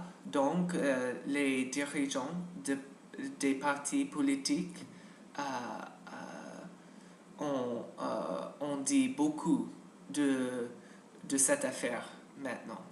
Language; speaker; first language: French; non-native, learner; English